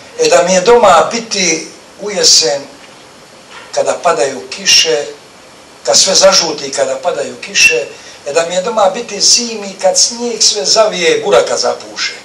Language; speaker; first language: Croatian; native; Croatian